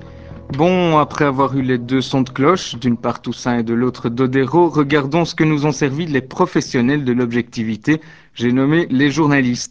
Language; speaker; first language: French; native; French